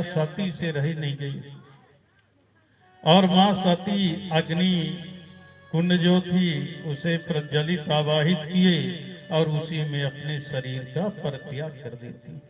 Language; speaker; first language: Hindi; native; Hindi